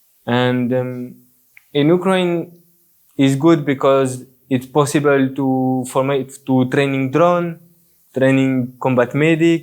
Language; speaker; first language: English; non-native, learner; French